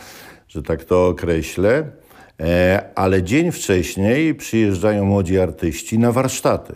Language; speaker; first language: Polish; native; Polish